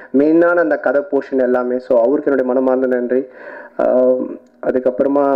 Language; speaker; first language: Tamil; native; Tamil